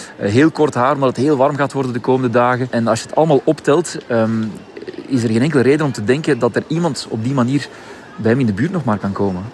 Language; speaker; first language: Dutch; native; Dutch